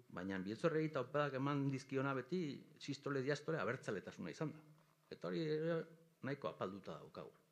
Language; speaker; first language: Basque; native; Basque